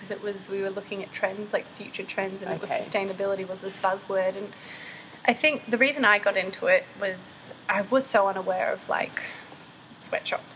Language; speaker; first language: English; native; English